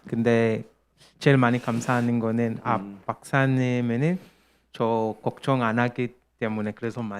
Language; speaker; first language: Korean; non-native, fluent; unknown